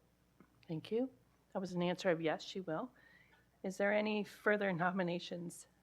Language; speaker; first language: English; native; English